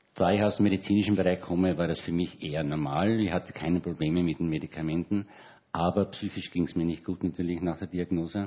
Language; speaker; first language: German; native; German